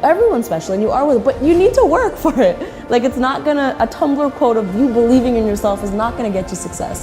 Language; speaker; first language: English; native; English